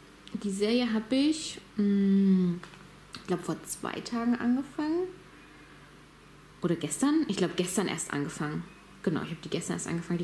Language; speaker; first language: German; native; German